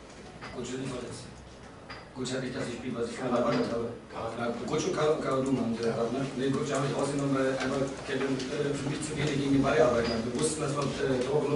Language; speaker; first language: German; native; German